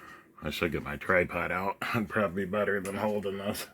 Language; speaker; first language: English; native; English